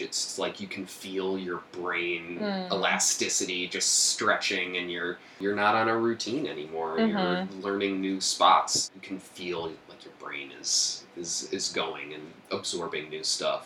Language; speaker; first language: English; native; English